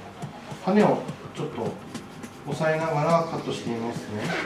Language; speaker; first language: Japanese; native; Japanese